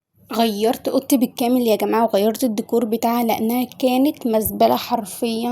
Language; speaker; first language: Arabic; native; Arabic